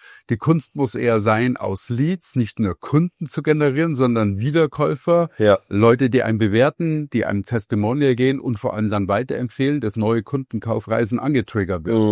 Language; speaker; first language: German; native; German